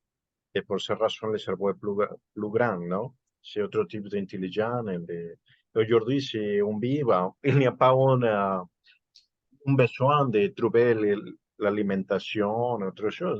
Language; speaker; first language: French; non-native, learner; Spanish